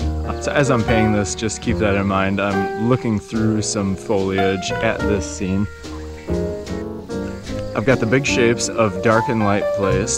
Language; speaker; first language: English; native; English